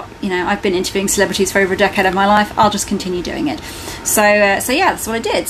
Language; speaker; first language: English; native; English